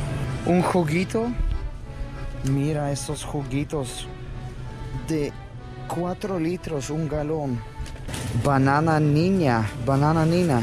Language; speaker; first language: Spanish; non-native, fluent; Russian